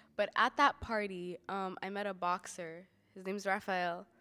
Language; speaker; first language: English; native; English